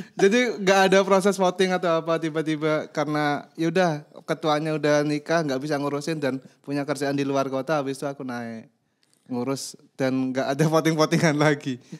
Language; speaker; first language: Indonesian; native; Indonesian